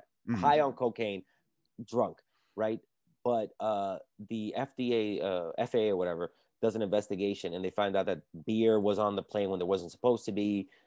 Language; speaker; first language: English; early bilingual, other home language; Spanish